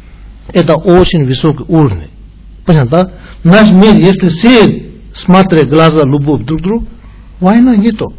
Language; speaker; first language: Russian; non-native, learner; Tibetan